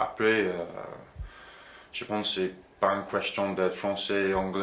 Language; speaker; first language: French; non-native, fluent; English